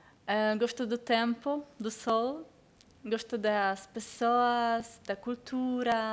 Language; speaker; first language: Portuguese; non-native, learner; Polish